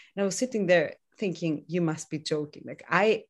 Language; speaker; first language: English; non-native, fluent; Greek